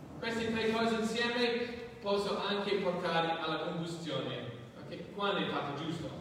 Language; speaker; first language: Italian; non-native, fluent; English